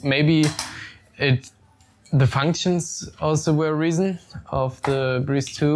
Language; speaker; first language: English; non-native, fluent; German